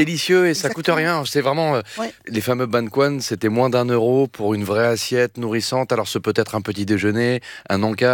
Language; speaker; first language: French; native; French